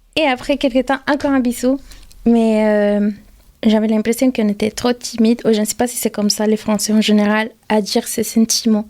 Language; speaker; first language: French; non-native, fluent; Spanish